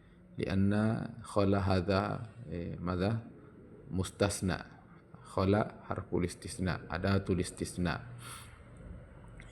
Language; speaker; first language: Arabic; non-native, fluent; Indonesian